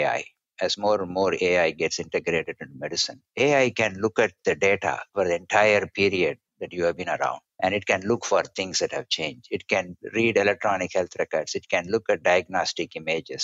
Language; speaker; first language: English; non-native, local second language; Tamil